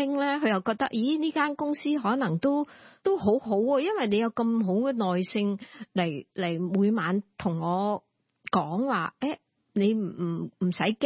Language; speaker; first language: Cantonese; native; Cantonese